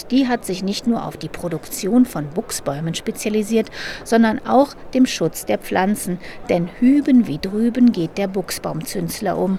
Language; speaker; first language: German; native; German